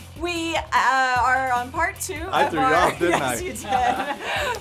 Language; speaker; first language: English; native; English